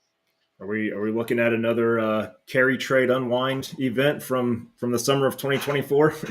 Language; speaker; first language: English; native; English